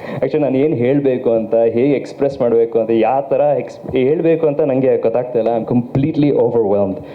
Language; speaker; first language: Kannada; early bilingual, heritage; Kannada